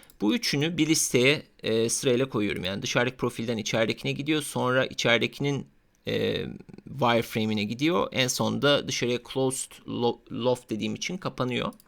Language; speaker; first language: Turkish; native; Turkish